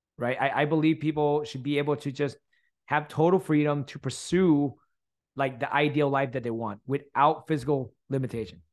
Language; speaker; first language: English; early bilingual, other home language; Thai